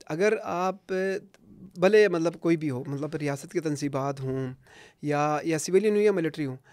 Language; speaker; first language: Urdu; non-native, local second language; Punjabi